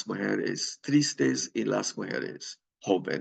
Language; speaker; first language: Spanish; non-native, fluent; English